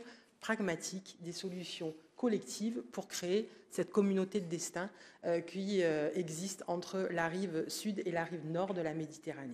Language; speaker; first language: French; native; French